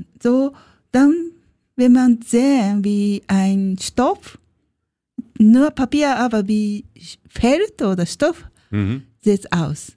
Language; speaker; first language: German; non-native, learner; Japanese